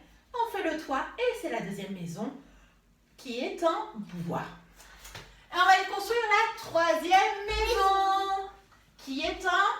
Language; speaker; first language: French; native; French